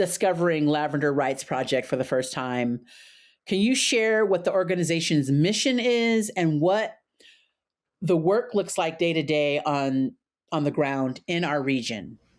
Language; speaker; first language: English; native; English